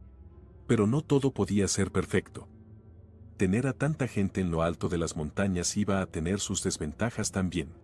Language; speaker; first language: Spanish; native; Spanish